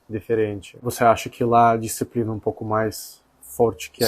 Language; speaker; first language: Portuguese; non-native, fluent; Russian